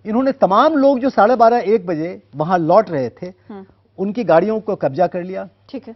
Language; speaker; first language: Hindi; native; Hindi